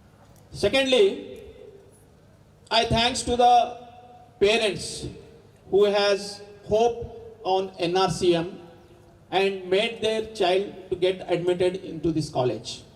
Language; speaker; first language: English; non-native, local second language; Telugu